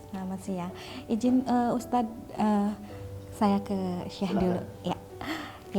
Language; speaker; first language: Indonesian; native; Indonesian